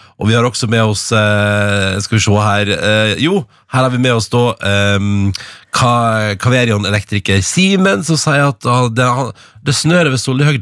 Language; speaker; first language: Norwegian; native; Norwegian